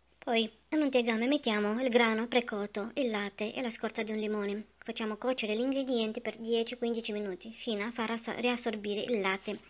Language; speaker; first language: Italian; non-native, fluent; Romanian